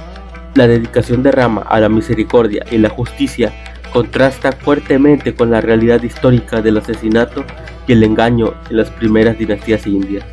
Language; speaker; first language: Spanish; native; Spanish